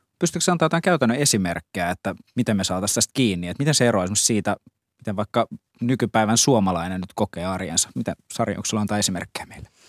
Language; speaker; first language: Finnish; native; Finnish